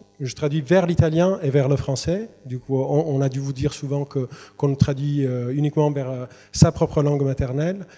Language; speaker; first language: French; non-native, fluent; Italian